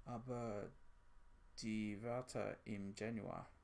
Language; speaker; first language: German; non-native, learner; English